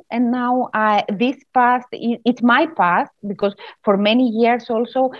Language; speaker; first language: English; non-native, fluent; Greek